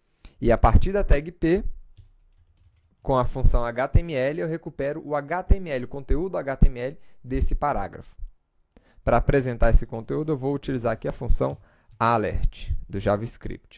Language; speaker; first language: Portuguese; native; Portuguese